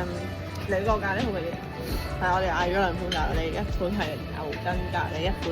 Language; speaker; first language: Cantonese; native; Cantonese